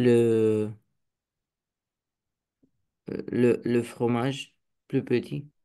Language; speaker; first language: French; non-native, learner; Romanian